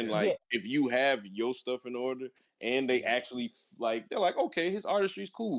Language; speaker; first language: English; native; English